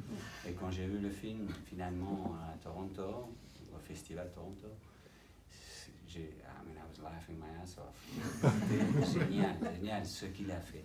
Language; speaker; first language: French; non-native, fluent; English